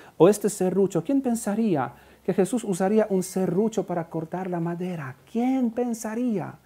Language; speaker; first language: Spanish; non-native, fluent; Polish